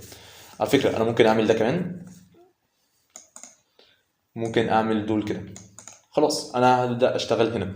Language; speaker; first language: Arabic; native; Arabic